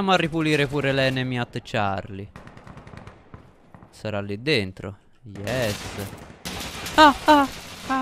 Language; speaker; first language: Italian; native; Italian